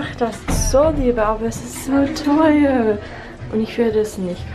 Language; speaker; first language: German; non-native, learner; English